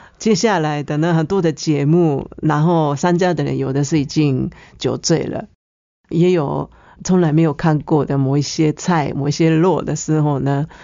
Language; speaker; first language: Chinese; non-native, fluent; Japanese